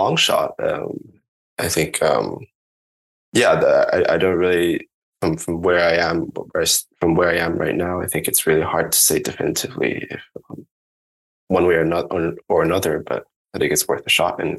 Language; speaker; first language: English; non-native, local second language; Cantonese